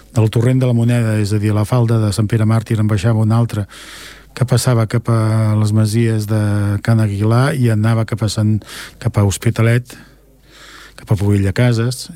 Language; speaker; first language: Catalan; native; Catalan